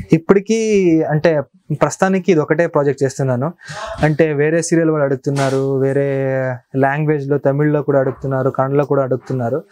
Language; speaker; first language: Telugu; non-native, local second language; Kannada